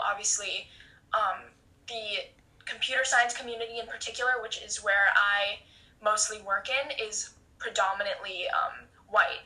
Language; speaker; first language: English; native; English